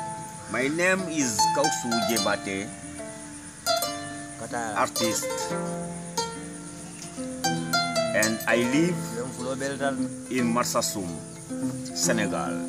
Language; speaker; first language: English; non-native, learner; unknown